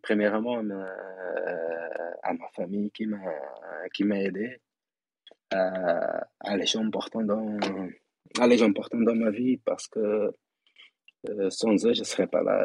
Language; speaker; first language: French; non-native, fluent; Kabuverdianu